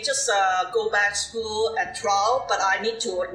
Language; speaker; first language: English; non-native, local second language; Cantonese